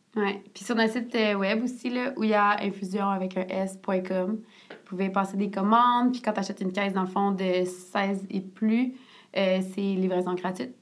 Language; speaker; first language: French; native; French